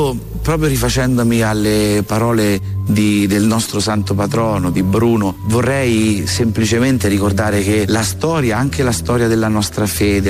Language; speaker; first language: Italian; native; Italian